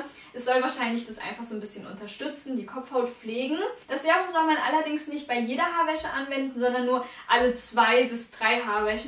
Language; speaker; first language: German; native; German